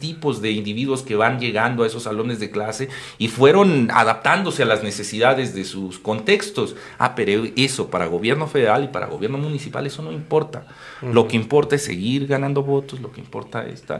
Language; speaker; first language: Spanish; native; Spanish